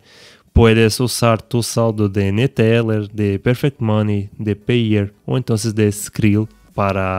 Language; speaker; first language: Spanish; non-native, fluent; Portuguese